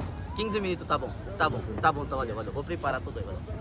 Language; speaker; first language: Portuguese; non-native, learner; Bangla